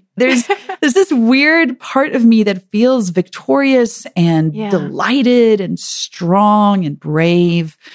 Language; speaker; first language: English; native; English